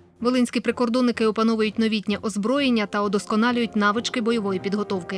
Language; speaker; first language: Ukrainian; native; Ukrainian